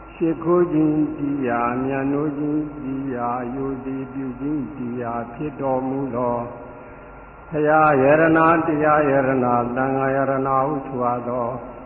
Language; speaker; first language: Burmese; native; Burmese